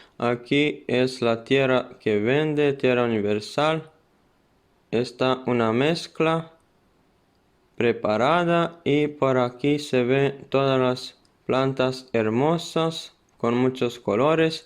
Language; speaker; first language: Spanish; non-native, fluent; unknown